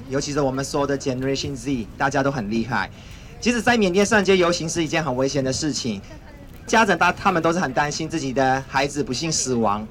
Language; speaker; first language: Chinese; non-native, fluent; Burmese